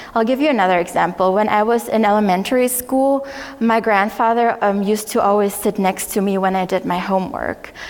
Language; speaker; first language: English; non-native, fluent; German